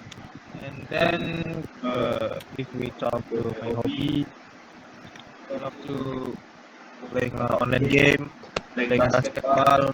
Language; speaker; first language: English; non-native, learner; Indonesian